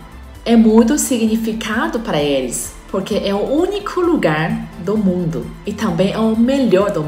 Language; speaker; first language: Portuguese; non-native, fluent; Chinese